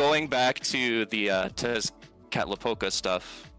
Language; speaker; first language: English; native; English